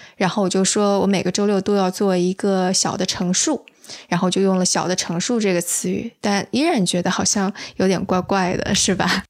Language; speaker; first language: Chinese; native; Chinese